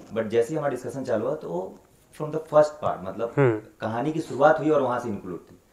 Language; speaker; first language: Hindi; native; Hindi